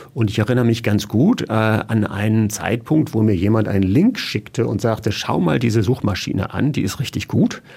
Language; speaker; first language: German; native; German